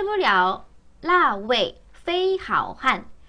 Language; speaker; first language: Chinese; non-native, fluent; Korean